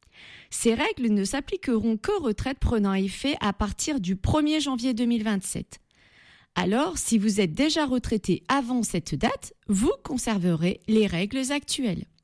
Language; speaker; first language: French; native; French